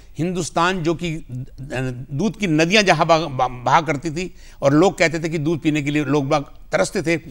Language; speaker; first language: Hindi; native; Hindi